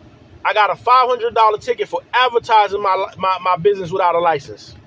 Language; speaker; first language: English; native; English